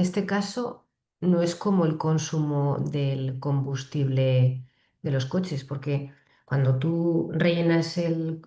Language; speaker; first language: Spanish; native; Spanish